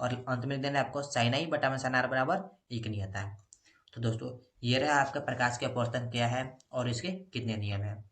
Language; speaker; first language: Hindi; native; Hindi